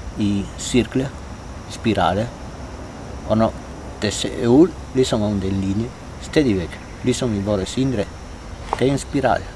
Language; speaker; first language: Danish; non-native, fluent; Italian